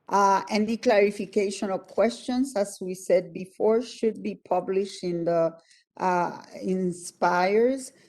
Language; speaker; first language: English; non-native, fluent; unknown